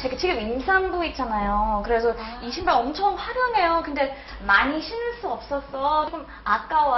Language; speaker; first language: Korean; non-native, learner; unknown